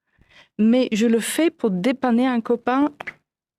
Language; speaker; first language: French; non-native, fluent; English